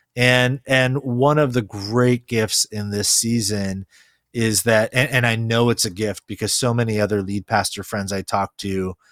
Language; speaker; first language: English; early bilingual, other home language; Korean